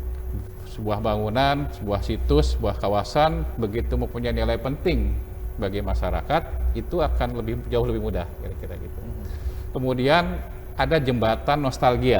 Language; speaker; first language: Indonesian; native; Indonesian